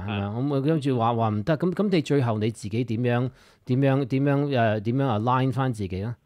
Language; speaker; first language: Cantonese; early bilingual, heritage; Cantonese